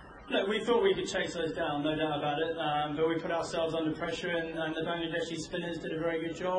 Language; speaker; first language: English; native; English